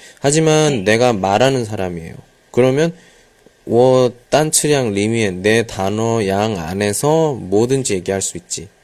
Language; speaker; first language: Korean; native; Korean